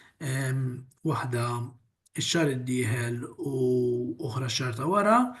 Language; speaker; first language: Maltese; native; Maltese